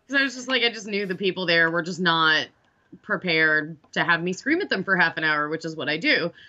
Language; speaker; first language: English; native; English